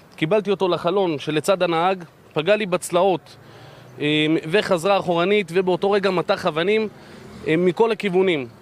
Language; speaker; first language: Hebrew; native; Hebrew